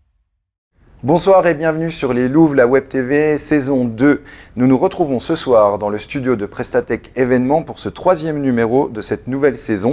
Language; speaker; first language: French; native; French